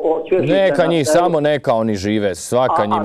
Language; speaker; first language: Croatian; native; Croatian